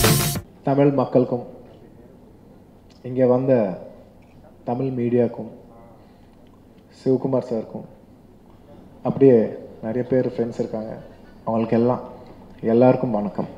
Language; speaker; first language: Tamil; non-native, local second language; Telugu